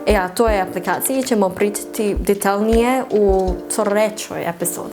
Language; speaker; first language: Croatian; non-native, learner; English